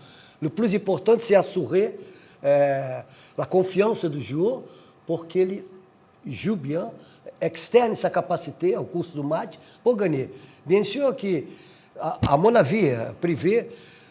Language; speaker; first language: French; non-native, fluent; Portuguese